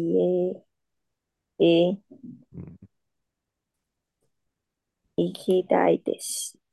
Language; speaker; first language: Japanese; non-native, learner; Chinese